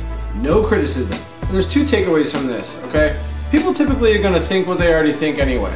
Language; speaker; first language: English; native; English